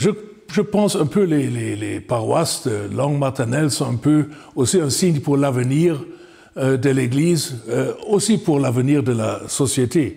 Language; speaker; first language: French; non-native, fluent; German